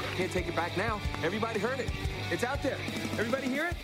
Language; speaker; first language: English; native; English